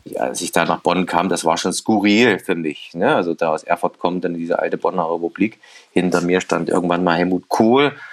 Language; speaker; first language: German; native; German